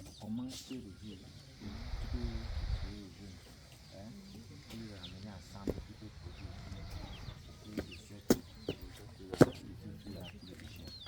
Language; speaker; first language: French; non-native, local second language; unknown